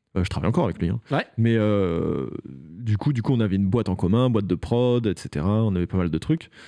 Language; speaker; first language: French; native; French